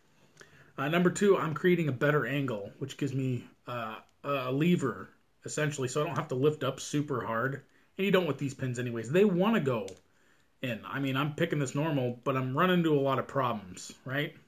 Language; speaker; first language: English; native; English